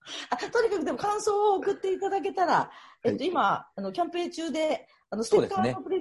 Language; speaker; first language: Japanese; native; Japanese